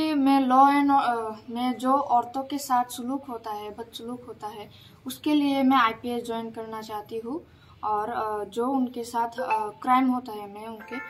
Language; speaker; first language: Hindi; non-native, local second language; Bangla